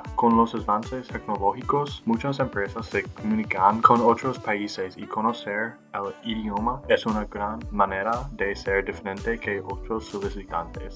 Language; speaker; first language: Spanish; non-native, learner; English